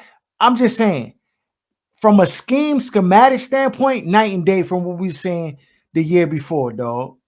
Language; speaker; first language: English; native; English